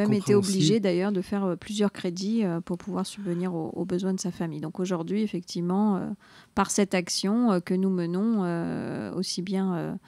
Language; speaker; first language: French; native; French